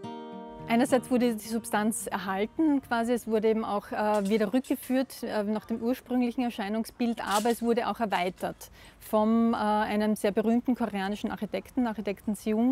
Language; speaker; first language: German; native; German